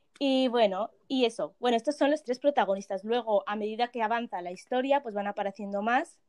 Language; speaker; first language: Spanish; early bilingual, other home language; Arabic